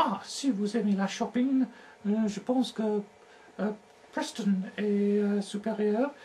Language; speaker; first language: French; non-native, learner; English